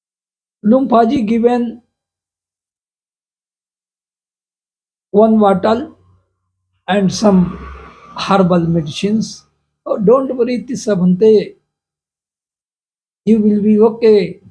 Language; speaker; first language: English; non-native, local second language; Hindi